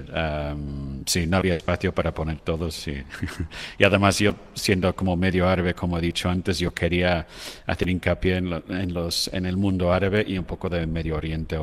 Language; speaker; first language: Spanish; non-native, fluent; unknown